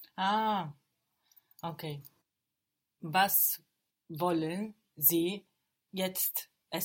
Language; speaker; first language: German; non-native, learner; English